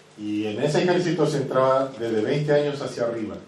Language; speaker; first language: Spanish; native; Spanish